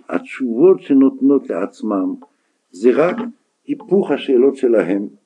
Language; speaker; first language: Hebrew; non-native, fluent; French